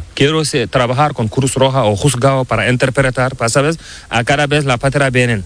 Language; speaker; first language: Spanish; non-native, learner; Fula